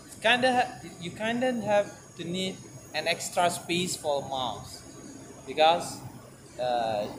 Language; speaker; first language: English; non-native, learner; Malay